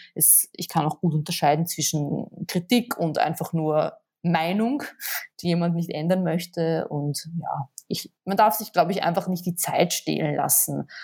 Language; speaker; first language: German; native; German